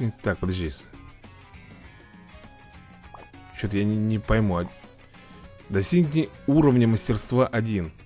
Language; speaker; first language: Russian; native; Russian